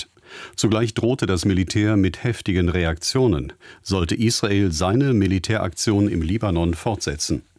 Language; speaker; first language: German; native; German